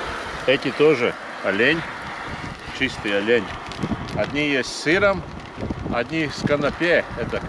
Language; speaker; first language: Russian; non-native, local second language; Latvian